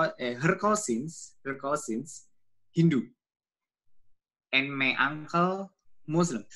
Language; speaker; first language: English; non-native, learner; Indonesian